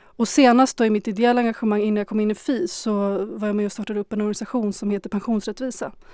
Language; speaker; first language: Swedish; early bilingual, other home language; Arabic